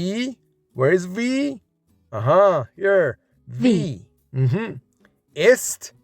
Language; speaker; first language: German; non-native, fluent; English